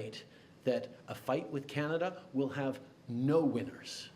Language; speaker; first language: English; native; English